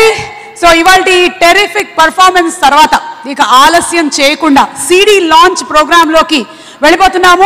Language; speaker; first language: Telugu; native; Telugu